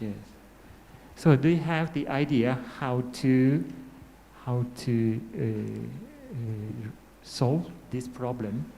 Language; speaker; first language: English; non-native, fluent; Thai